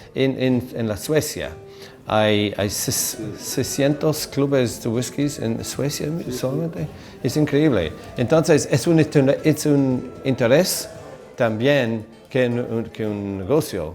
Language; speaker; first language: Spanish; non-native, fluent; English